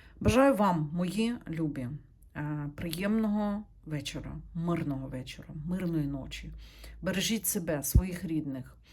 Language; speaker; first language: Ukrainian; non-native, local second language; Russian